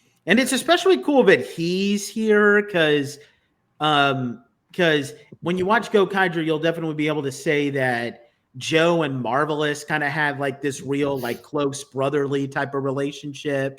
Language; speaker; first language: English; native; English